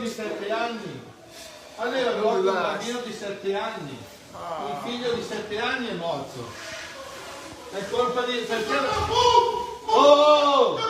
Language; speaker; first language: Italian; non-native, fluent; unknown